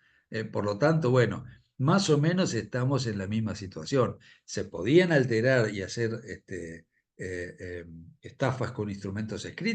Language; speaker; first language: Spanish; native; Spanish